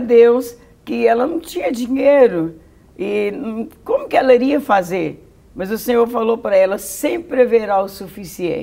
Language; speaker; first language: Portuguese; native; Portuguese